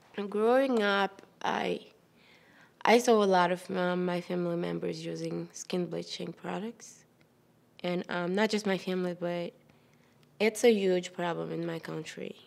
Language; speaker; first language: English; non-native, fluent; Wolof